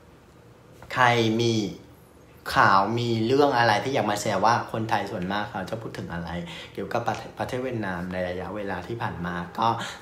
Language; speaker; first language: Thai; non-native, fluent; Vietnamese